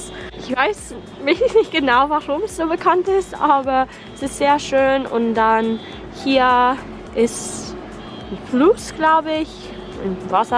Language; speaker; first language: German; non-native, learner; English